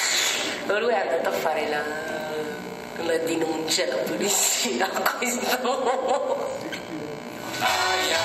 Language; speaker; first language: Italian; non-native, learner; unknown